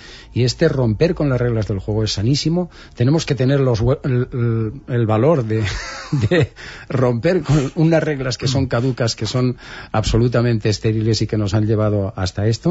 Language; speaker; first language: Spanish; native; Spanish